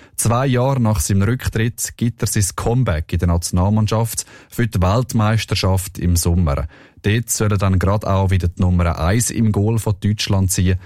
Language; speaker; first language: German; native; German